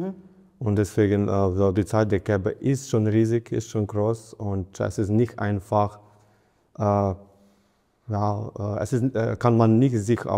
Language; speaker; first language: German; non-native, fluent; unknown